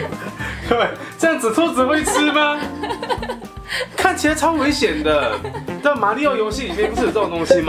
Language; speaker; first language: Chinese; native; Chinese